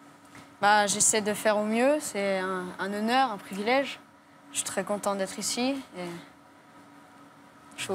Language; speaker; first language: French; native; French